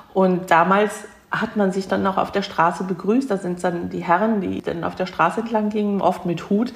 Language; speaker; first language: German; early bilingual, other home language; Korean